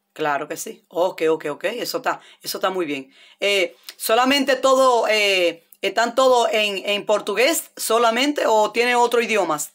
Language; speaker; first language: Spanish; native; Spanish